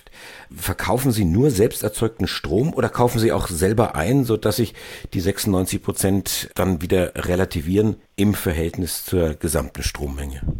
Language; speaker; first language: German; native; German